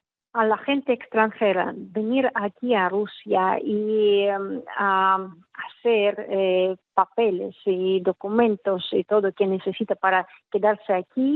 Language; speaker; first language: Spanish; non-native, fluent; Russian